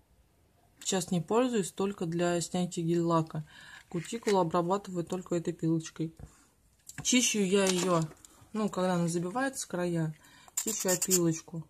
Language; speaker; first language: Russian; native; Russian